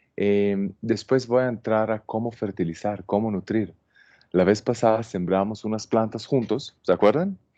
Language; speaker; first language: Spanish; non-native, fluent; Hebrew